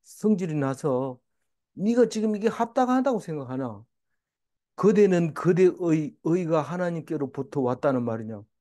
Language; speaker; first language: Korean; native; Korean